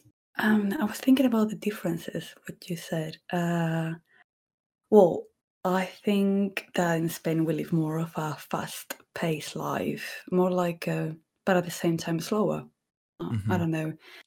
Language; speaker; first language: English; non-native, fluent; Spanish